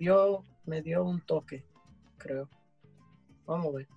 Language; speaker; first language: Spanish; early bilingual, heritage; English